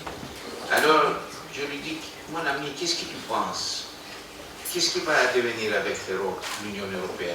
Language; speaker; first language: French; non-native, fluent; Greek